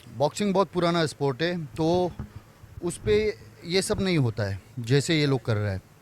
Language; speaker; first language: Hindi; non-native, fluent; Persian